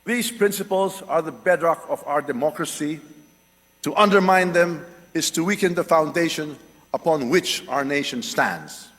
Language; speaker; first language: English; non-native, local second language; Filipino